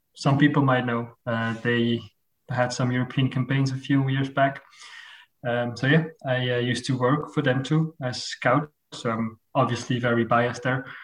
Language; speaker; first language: English; non-native, fluent; Dutch